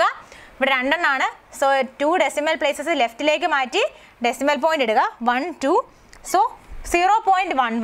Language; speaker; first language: Malayalam; native; Malayalam